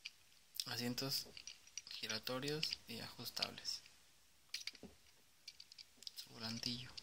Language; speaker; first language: Spanish; native; Spanish